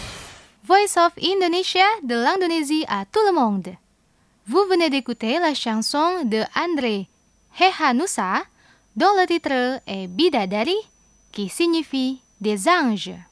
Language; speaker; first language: French; non-native, fluent; Indonesian